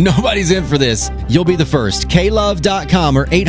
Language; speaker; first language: English; native; English